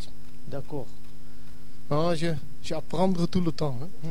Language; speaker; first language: French; non-native, learner; English